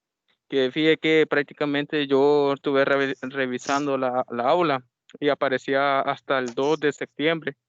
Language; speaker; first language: Spanish; native; Spanish